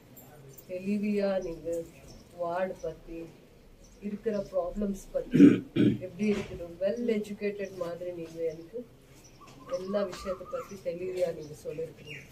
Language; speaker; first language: Tamil; non-native, local second language; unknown